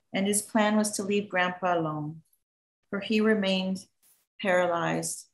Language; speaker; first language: English; native; English